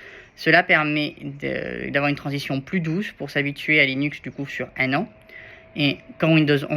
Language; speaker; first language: French; native; French